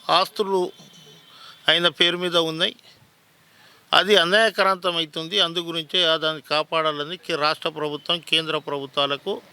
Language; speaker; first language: Telugu; non-native, local second language; Lambadi